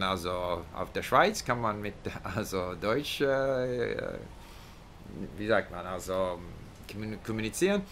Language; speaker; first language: German; non-native, learner; English